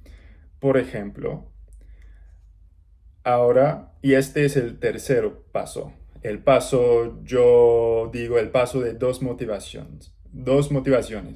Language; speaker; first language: Spanish; non-native, learner; English